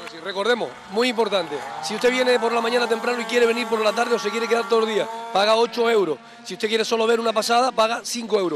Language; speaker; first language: Spanish; native; Spanish